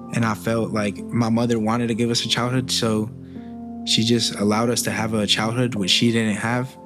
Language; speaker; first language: English; early bilingual, other home language; Spanish